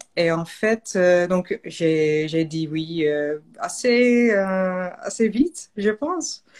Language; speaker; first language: French; non-native, learner; Dutch